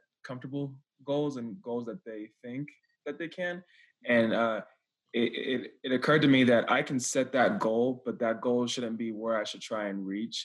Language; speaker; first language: English; native; English